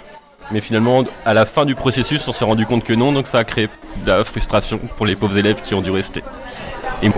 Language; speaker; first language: French; native; French